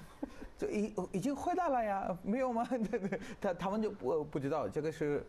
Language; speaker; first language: Chinese; non-native, learner; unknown